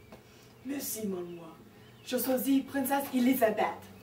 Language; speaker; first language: French; non-native, learner; English